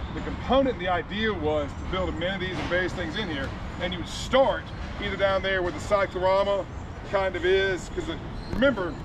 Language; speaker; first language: English; native; English